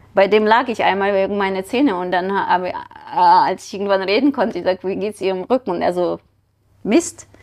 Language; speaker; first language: German; non-native, fluent; Ukrainian